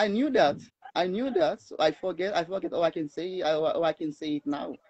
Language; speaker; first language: English; non-native, learner; Haitian Creole